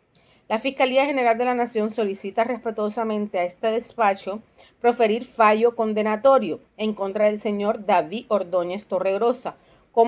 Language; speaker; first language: Spanish; native; Spanish